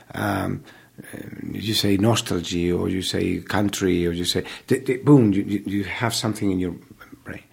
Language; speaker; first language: English; non-native, fluent; Spanish